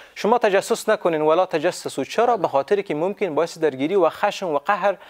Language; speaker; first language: Persian; native; Persian